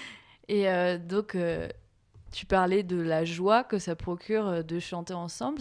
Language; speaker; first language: French; native; French